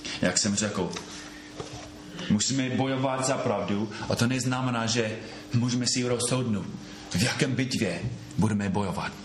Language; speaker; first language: Czech; non-native, fluent; English